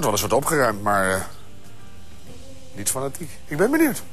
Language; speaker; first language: Dutch; native; Dutch